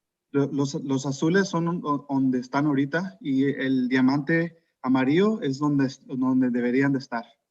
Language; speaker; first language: Spanish; early bilingual, heritage; Spanish